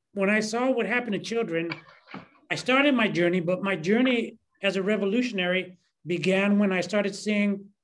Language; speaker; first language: English; early bilingual, other home language; Spanish